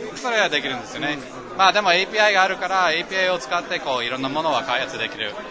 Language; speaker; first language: Japanese; non-native, fluent; English